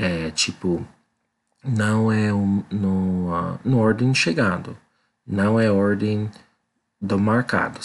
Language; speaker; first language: Portuguese; non-native, learner; English